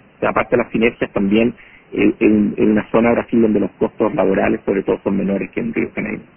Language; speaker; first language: Spanish; native; Spanish